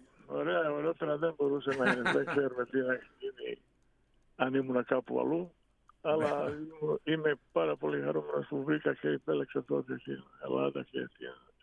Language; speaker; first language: Greek; non-native, fluent; Bosnian